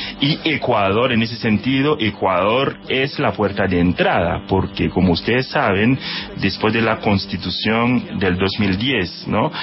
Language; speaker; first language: Spanish; non-native, fluent; Haitian Creole